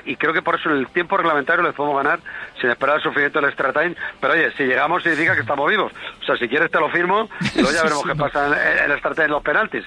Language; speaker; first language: Spanish; native; Spanish